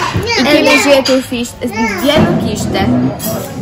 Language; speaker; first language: Albanian; early bilingual, heritage; Albanian